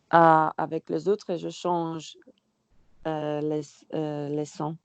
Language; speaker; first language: French; non-native, learner; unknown